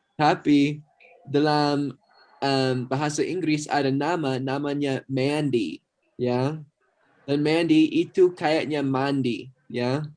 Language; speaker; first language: Indonesian; non-native, fluent; English